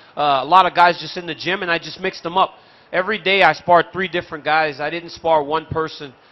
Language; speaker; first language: English; native; English